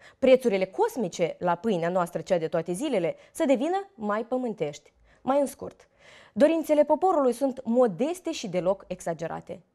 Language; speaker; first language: Romanian; native; Romanian